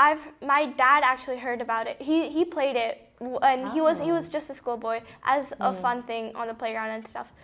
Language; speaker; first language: English; early bilingual, other home language; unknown